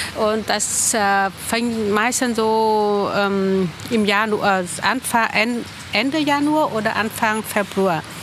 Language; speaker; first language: German; non-native, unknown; Vietnamese